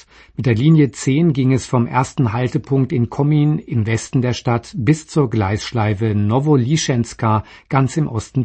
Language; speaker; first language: German; native; German